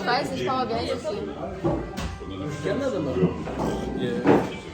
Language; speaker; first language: German; early bilingual, other home language; Turkish